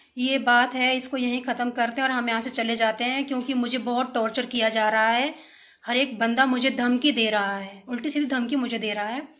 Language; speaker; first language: Hindi; native; Hindi